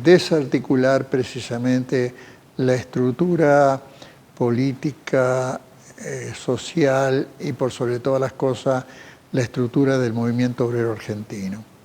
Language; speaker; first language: Spanish; native; Spanish